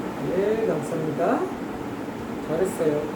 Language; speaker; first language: Korean; non-native, fluent; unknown